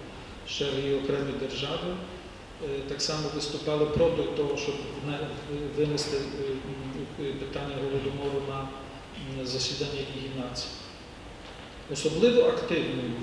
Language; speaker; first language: Ukrainian; native; Ukrainian